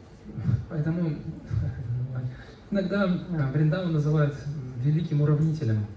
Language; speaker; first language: Russian; native; Russian